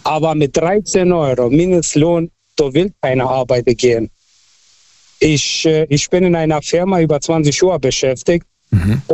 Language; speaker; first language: German; early bilingual, other home language; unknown